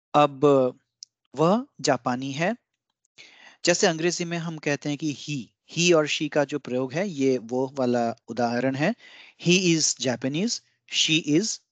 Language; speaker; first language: Hindi; non-native, local second language; Bangla